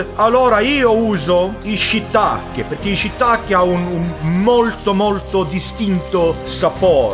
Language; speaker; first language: Italian; non-native, learner; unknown